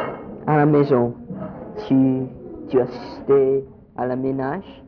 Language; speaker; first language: French; non-native, learner; English